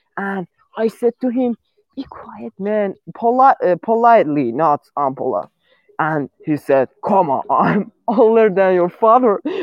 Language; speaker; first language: English; non-native, learner; Persian